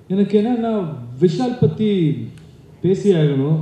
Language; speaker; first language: Tamil; non-native, learner; Kannada